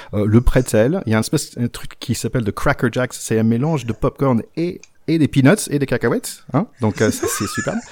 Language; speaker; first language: French; non-native, fluent; English